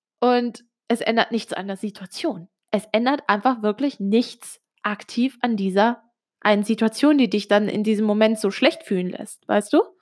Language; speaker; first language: German; early bilingual, other home language; Italian